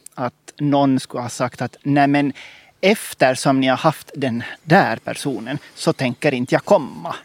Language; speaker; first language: Swedish; native; Swedish